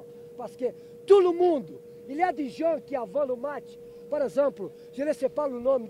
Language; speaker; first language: French; non-native, learner; Portuguese